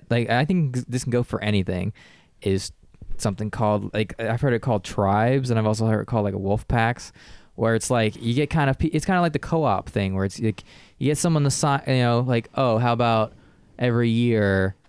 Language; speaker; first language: English; native; English